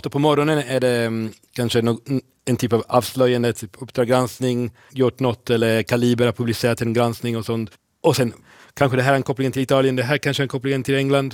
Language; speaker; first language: Swedish; non-native, fluent; Italian